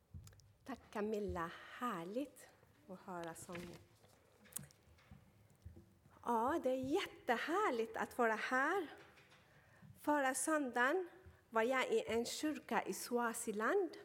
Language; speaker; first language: Swedish; non-native, fluent; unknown